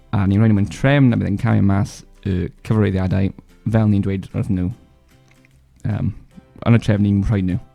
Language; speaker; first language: Welsh; non-native, local second language; English